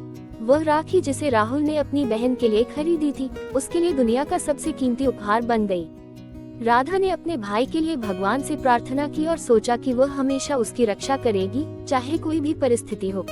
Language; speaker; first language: Hindi; native; Hindi